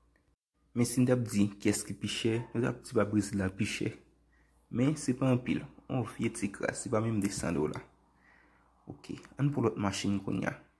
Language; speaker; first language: French; non-native, local second language; Haitian Creole